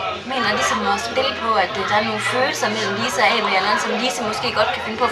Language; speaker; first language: Danish; native; Danish